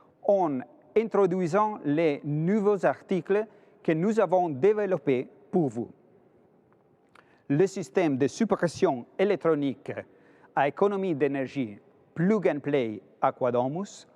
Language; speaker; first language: French; non-native, fluent; Italian